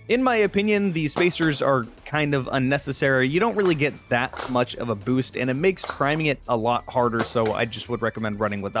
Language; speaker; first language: English; native; English